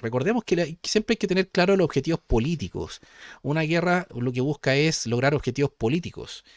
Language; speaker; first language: Spanish; native; Spanish